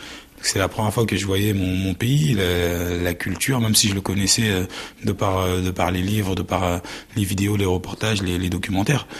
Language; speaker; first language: French; early bilingual, other home language; Haitian Creole